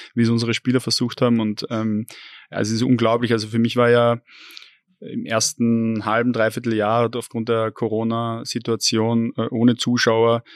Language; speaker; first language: German; native; German